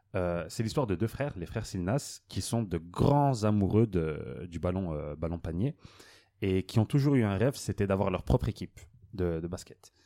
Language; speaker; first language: French; native; French